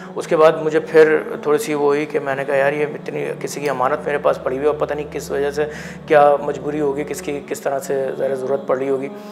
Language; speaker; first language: Urdu; native; Urdu